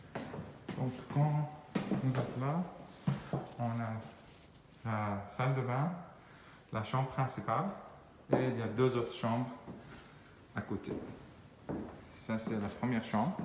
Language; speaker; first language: French; non-native, fluent; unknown